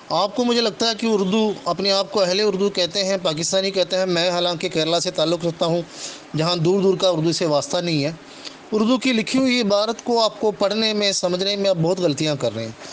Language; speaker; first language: Urdu; non-native, fluent; Malayalam